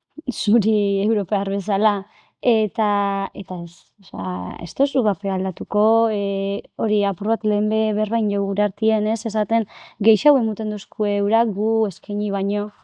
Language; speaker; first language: Basque; native; Basque